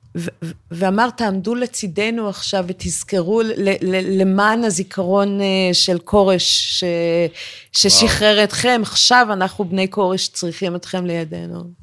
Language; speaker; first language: Hebrew; early bilingual, other home language; Persian